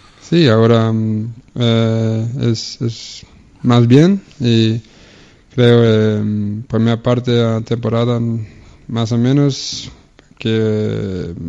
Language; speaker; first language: Spanish; non-native, learner; Danish